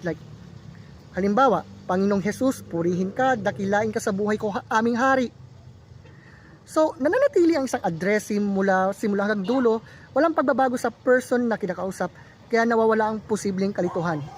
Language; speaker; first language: Filipino; native; Filipino